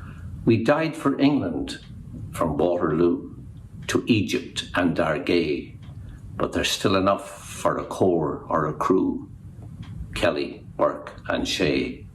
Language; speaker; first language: English; native; English